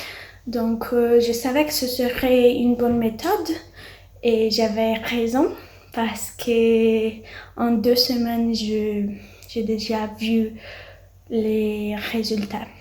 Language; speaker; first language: French; non-native, learner; Portuguese